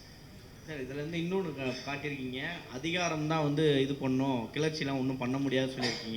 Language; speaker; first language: Tamil; native; Tamil